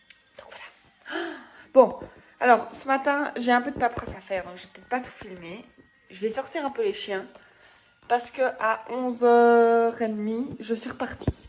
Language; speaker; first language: French; native; French